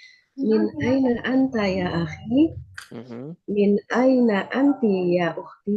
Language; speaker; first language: Arabic; non-native, learner; Indonesian